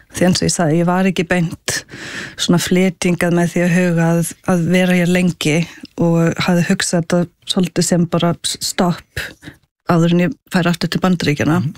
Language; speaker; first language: Icelandic; early bilingual, heritage; English